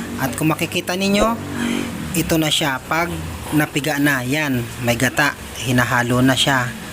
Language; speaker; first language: Filipino; native; Filipino